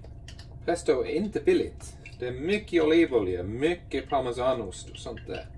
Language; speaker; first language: Swedish; non-native, fluent; English